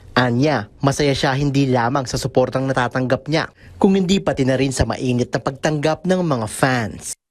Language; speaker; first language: Filipino; native; Filipino